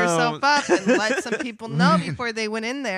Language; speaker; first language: English; native; English